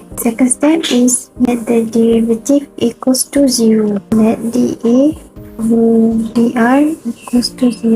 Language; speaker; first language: English; non-native, local second language; Malay